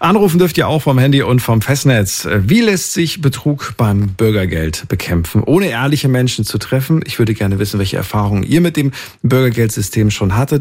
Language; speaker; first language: German; native; German